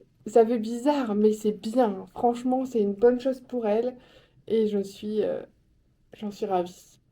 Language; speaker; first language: French; native; French